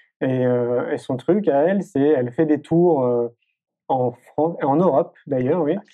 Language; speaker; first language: French; native; French